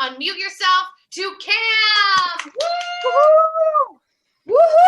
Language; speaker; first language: English; native; English